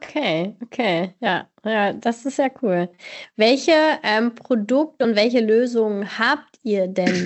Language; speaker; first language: German; native; German